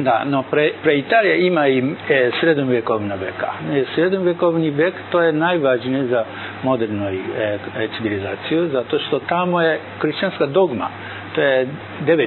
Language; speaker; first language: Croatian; non-native, learner; Japanese